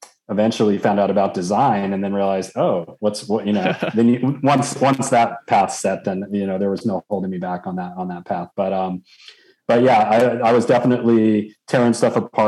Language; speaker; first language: English; native; English